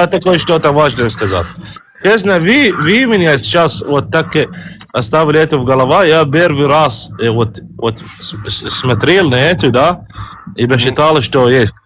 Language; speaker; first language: Russian; non-native, learner; Arabic